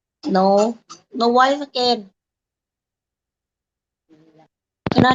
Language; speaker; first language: English; non-native, learner; Thai